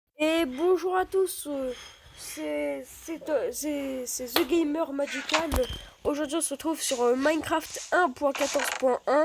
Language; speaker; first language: French; native; French